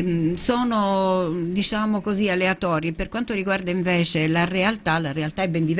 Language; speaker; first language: Italian; native; Italian